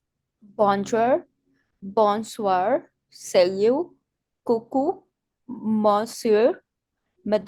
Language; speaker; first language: French; non-native, learner; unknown